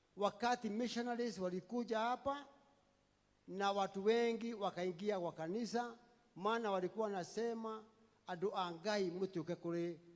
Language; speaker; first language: Swahili; non-native, local second language; Kikuyu